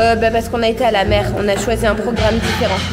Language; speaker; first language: French; native; French